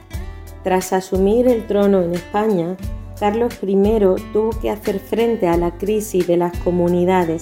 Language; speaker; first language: Spanish; native; Spanish